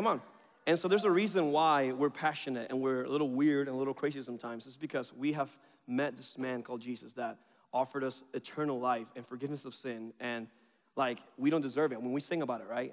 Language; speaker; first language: English; early bilingual, other home language; Spanish